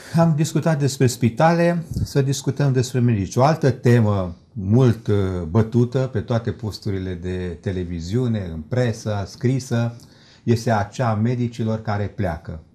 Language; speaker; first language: Romanian; native; Romanian